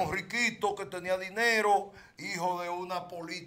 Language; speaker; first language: Spanish; native; Spanish